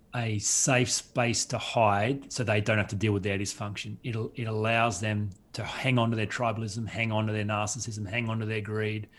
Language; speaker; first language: English; native; English